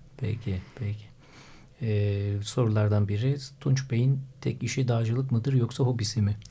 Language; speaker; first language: Turkish; native; Turkish